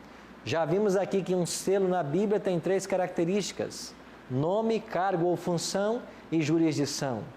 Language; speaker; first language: Portuguese; native; Portuguese